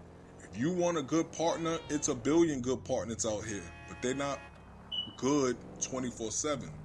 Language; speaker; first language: English; native; English